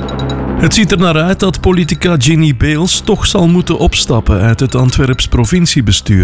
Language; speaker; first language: Dutch; native; Dutch